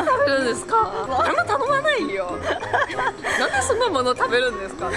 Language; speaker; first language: Japanese; non-native, fluent; Chinese